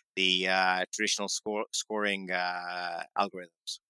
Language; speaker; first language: English; native; English